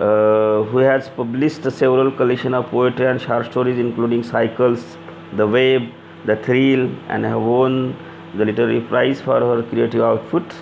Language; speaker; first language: English; non-native, local second language; Marathi